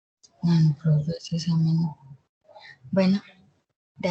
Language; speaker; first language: Spanish; native; Spanish